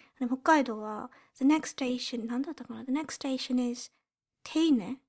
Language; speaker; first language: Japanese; early bilingual, heritage; Japanese